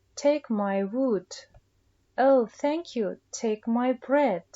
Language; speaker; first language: English; non-native, fluent; Kazakh